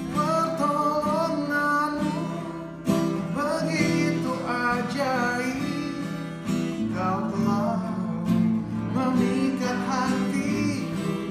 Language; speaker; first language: Indonesian; native; Indonesian